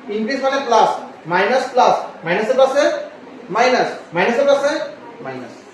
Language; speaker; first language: Hindi; non-native, local second language; Bangla